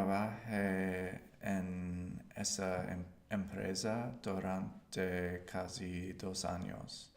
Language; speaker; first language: Spanish; non-native, learner; English